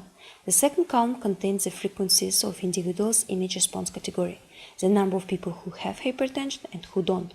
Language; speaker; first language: English; non-native, fluent; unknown